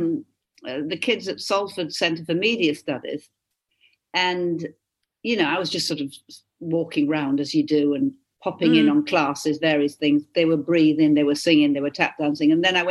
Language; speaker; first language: English; native; English